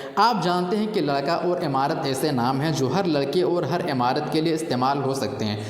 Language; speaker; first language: Urdu; native; Urdu